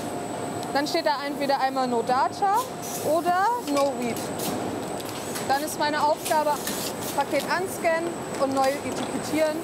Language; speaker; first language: German; native; German